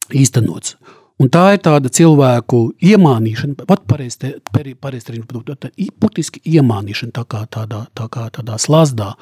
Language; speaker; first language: Latvian; native; Latvian